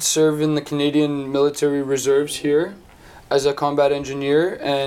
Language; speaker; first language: English; native; English